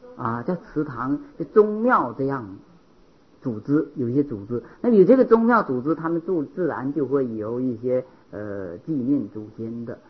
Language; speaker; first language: Chinese; native; Chinese